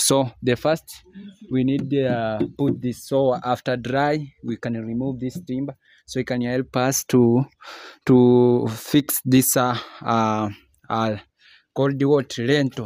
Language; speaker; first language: English; non-native, learner; Swahili